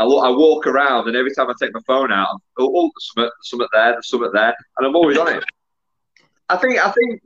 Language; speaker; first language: English; native; English